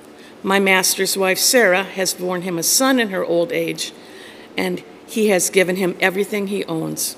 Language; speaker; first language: English; native; English